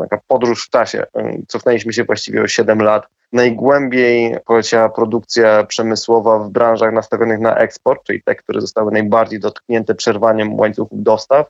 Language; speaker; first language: Polish; native; Polish